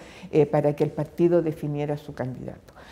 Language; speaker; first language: Spanish; native; Spanish